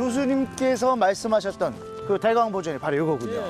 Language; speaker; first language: Korean; native; Korean